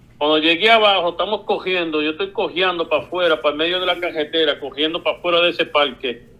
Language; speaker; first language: Spanish; early bilingual, heritage; Spanish